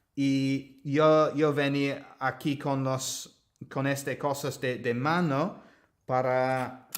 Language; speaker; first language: Spanish; non-native, learner; English